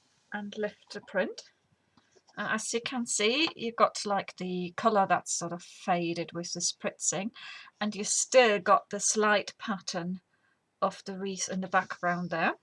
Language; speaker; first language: English; native; English